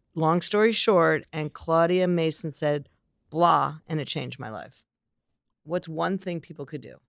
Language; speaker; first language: English; native; English